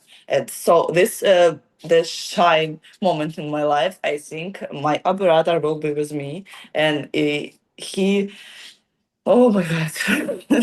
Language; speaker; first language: English; non-native, learner; Ukrainian